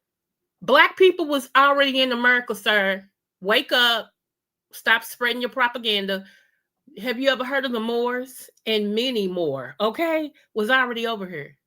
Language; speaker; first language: English; native; English